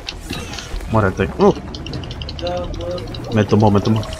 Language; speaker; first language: Spanish; native; Spanish